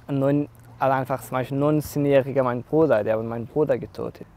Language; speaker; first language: German; non-native, learner; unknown